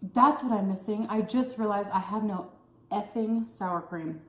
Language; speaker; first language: English; native; English